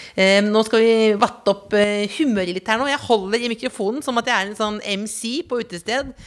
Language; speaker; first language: Norwegian; native; Norwegian